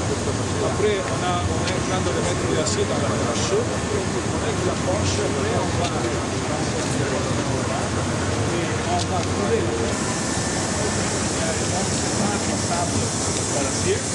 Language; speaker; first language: French; non-native, local second language; Arabic